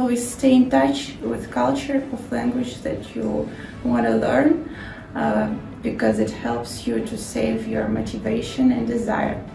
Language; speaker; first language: English; non-native, fluent; Russian